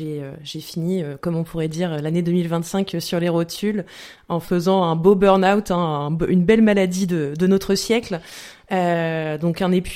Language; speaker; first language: French; native; French